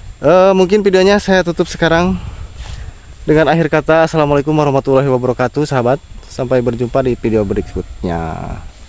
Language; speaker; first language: Indonesian; non-native, local second language; Sundanese